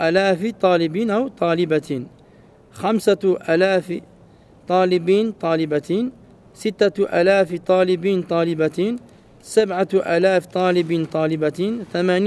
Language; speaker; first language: Arabic; non-native, fluent; French